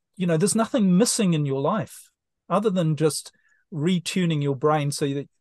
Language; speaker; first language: English; native; English